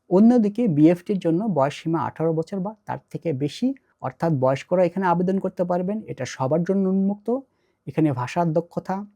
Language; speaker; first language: Bangla; native; Bangla